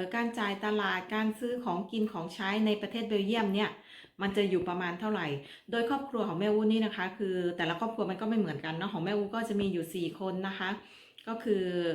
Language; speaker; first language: Thai; native; Thai